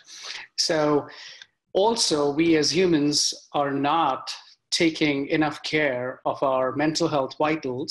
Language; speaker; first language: English; non-native, local second language; Hindi